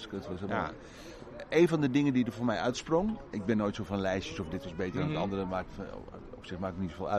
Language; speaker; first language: Dutch; native; Dutch